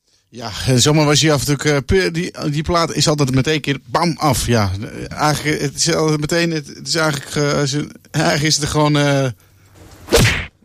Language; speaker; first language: Dutch; native; Dutch